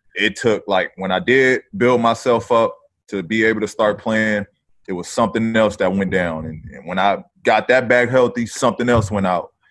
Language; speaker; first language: English; native; English